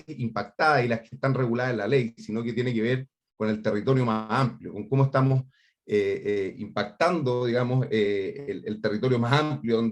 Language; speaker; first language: Spanish; native; Spanish